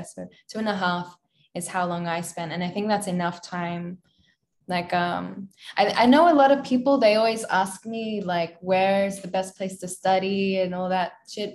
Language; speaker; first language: English; native; English